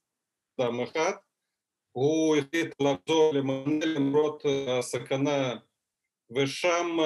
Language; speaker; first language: Hebrew; non-native, fluent; Russian